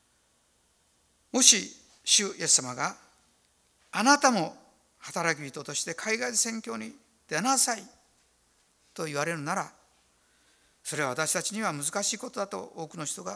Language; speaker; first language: Japanese; native; Japanese